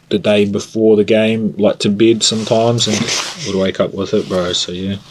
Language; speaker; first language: English; native; English